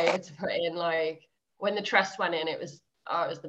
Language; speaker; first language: English; native; English